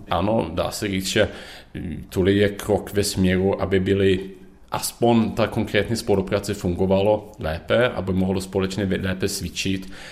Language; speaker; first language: Czech; non-native, fluent; Swedish